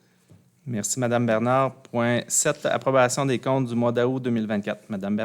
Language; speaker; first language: French; native; French